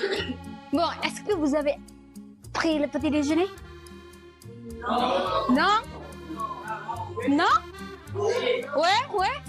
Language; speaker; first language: French; non-native, fluent; Indonesian